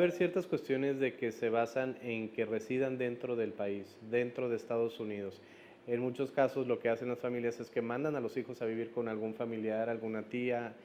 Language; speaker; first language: Spanish; native; Spanish